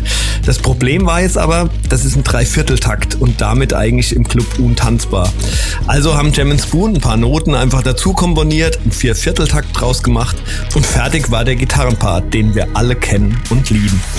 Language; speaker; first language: German; native; German